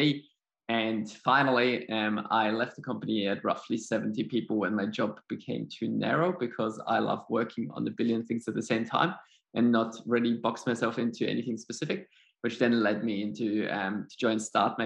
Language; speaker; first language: English; non-native, fluent; German